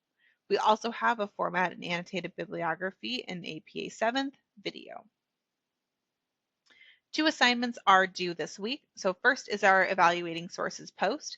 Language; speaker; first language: English; native; English